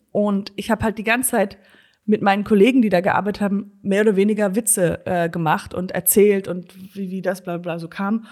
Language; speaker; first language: German; native; German